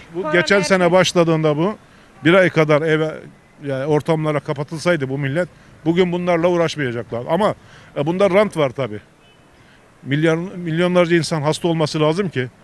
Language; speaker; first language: Turkish; native; Turkish